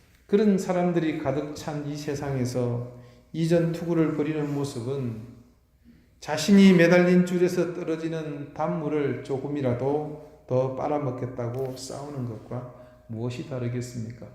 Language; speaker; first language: Korean; native; Korean